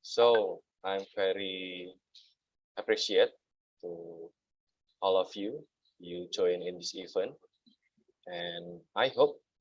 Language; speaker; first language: English; non-native, learner; Indonesian